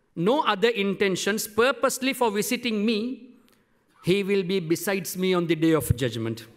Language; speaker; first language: English; non-native, local second language; Memoni